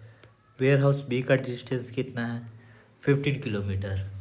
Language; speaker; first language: Hindi; native; Hindi